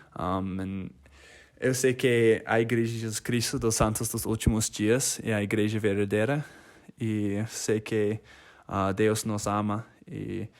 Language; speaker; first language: Portuguese; non-native, fluent; English